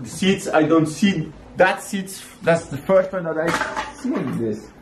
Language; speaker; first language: English; non-native, learner; Dutch